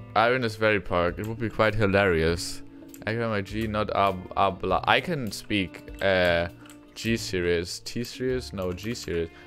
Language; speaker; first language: English; non-native, fluent; German